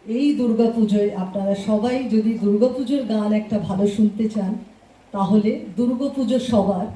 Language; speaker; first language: Bangla; native; Bangla